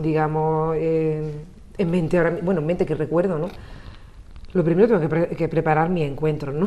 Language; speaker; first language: Spanish; native; Spanish